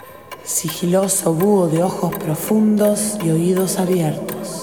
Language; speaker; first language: Spanish; non-native, learner; French